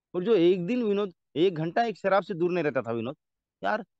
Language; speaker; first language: Hindi; non-native, local second language; Marathi